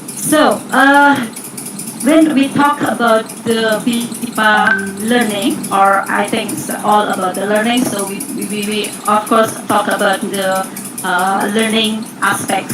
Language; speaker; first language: English; non-native, learner; Indonesian